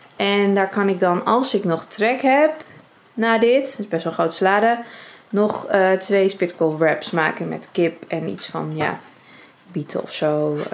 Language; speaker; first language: Dutch; early bilingual, other home language; Armenian